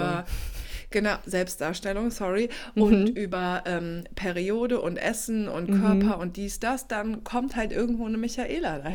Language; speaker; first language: German; native; German